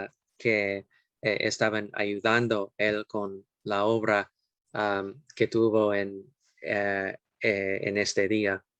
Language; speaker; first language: Spanish; non-native, fluent; English